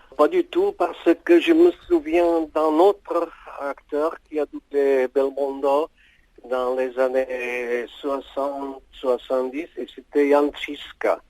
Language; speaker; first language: French; non-native, fluent; Czech